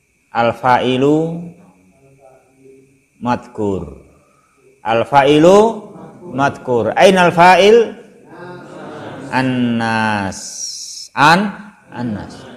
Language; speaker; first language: Arabic; non-native, fluent; Indonesian